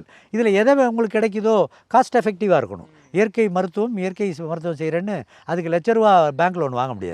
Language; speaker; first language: Tamil; native; Tamil